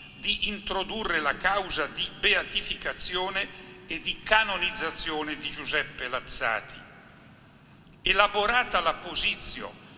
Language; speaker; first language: Italian; native; Italian